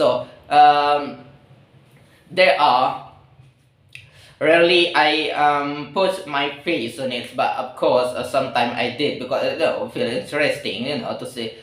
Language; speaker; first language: English; non-native, learner; Indonesian